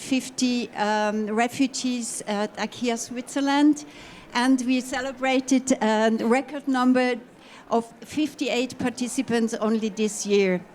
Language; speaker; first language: English; non-native, fluent; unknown